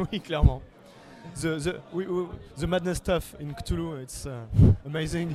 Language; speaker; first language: English; non-native, fluent; French